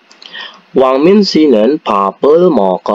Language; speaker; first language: Korean; non-native, fluent; Indonesian